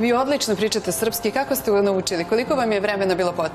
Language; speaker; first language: Bosnian; native; Bosnian